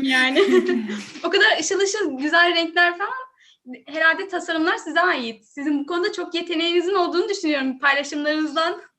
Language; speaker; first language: Turkish; native; Turkish